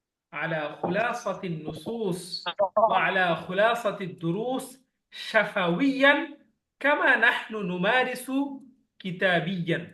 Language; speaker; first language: Arabic; non-native, fluent; Bangla